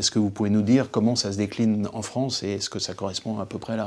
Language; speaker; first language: French; native; French